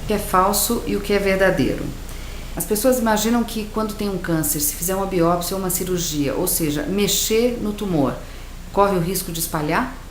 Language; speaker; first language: Portuguese; native; Portuguese